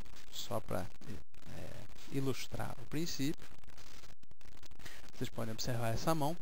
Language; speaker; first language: Portuguese; native; Portuguese